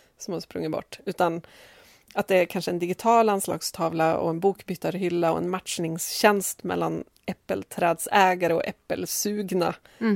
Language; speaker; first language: Swedish; native; Swedish